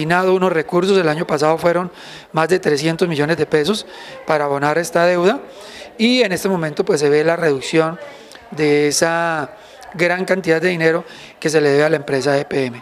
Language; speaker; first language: Spanish; native; Spanish